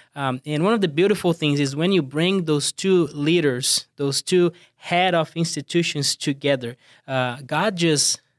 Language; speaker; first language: English; non-native, fluent; Portuguese